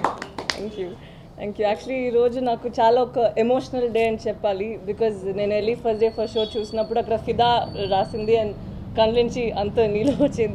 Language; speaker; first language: Telugu; non-native, learner; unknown